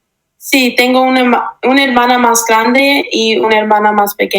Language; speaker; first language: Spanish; early bilingual, heritage; English